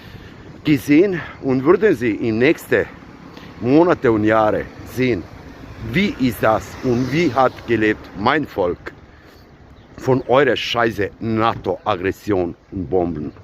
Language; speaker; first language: German; non-native, learner; Serbian